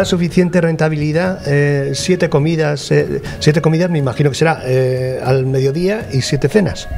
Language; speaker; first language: Spanish; native; Spanish